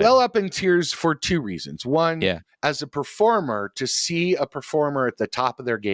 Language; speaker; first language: English; native; English